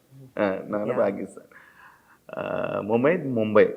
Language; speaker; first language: Telugu; native; Telugu